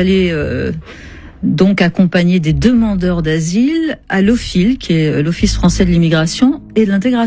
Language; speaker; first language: French; native; French